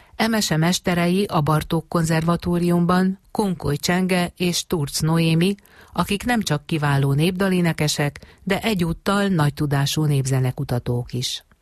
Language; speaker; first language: Hungarian; native; Hungarian